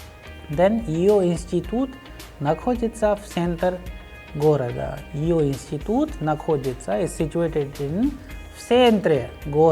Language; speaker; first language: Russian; non-native, fluent; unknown